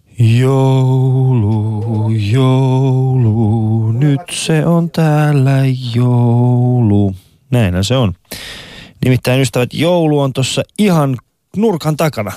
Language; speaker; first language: Finnish; non-native, fluent; Persian